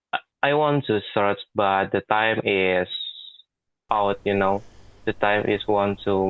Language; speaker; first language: English; non-native, learner; Indonesian